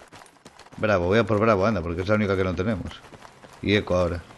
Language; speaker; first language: Spanish; native; Spanish